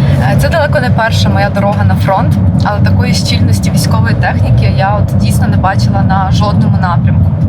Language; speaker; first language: Ukrainian; native; Ukrainian